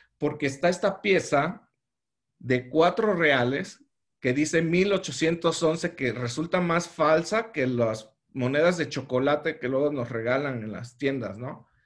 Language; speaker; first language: Spanish; native; Spanish